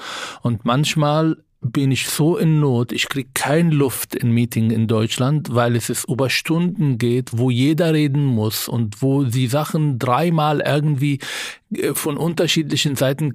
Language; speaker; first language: German; non-native, fluent; Arabic